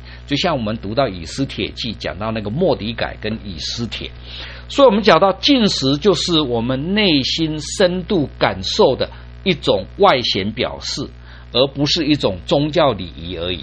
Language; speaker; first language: Chinese; native; Chinese